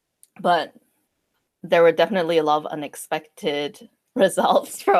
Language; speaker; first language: English; non-native, local second language; Cantonese